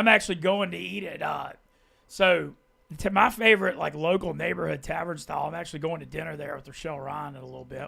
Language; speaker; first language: English; native; English